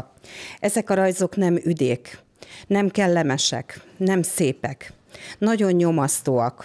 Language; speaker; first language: Hungarian; native; Hungarian